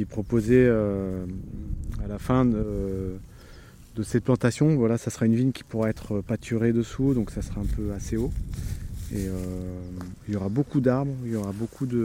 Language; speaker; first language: French; native; French